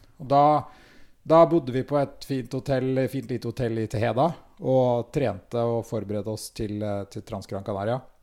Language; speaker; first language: Norwegian; native; Norwegian